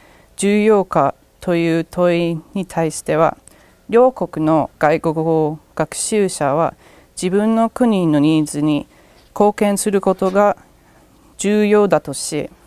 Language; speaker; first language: Japanese; non-native, learner; English